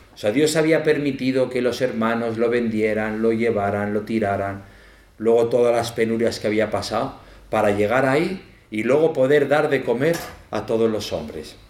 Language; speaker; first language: Spanish; native; Spanish